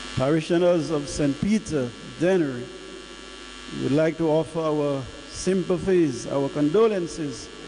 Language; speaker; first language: English; non-native, local second language; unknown